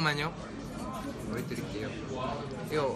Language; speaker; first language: Korean; non-native, fluent; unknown